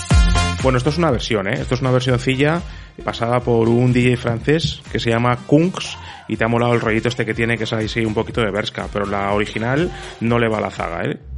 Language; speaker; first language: Spanish; native; Spanish